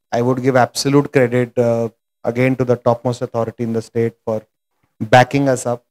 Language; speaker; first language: English; non-native, local second language; Marathi